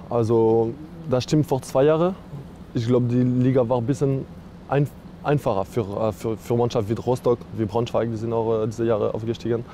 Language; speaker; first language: German; non-native, learner; French